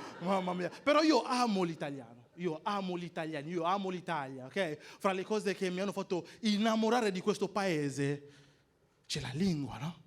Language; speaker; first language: Italian; non-native, fluent; French